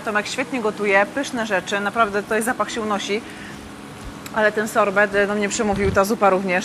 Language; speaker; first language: Polish; native; Polish